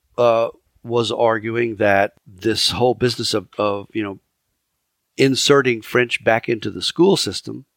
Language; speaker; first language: English; early bilingual, other home language; French